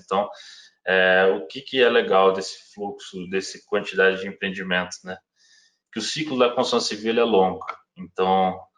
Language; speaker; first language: Portuguese; native; Portuguese